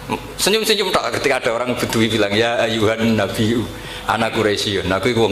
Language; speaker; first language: Indonesian; non-native, local second language; Javanese